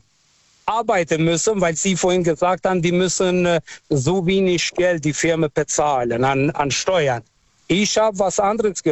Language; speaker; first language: German; early bilingual, other home language; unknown